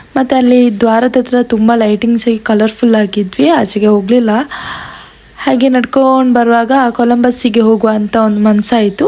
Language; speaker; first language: Kannada; native; Kannada